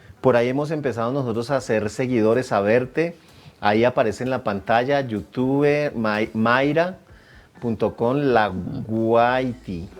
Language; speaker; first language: Spanish; native; Spanish